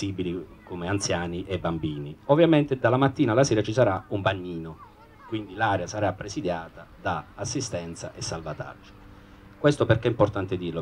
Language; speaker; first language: Italian; native; Italian